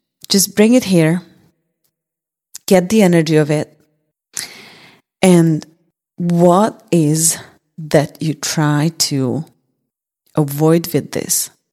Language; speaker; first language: English; non-native, fluent; Hungarian